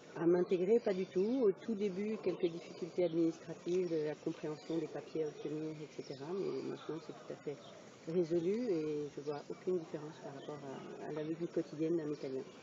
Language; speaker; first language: French; native; French